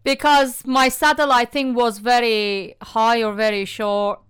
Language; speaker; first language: English; non-native, fluent; Persian